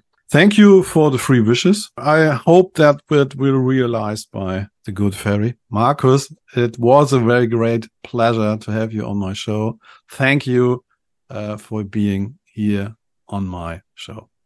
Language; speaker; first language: English; non-native, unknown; German